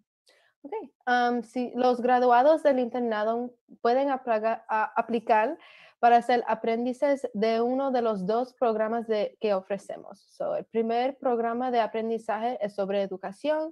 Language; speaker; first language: Spanish; early bilingual, other home language; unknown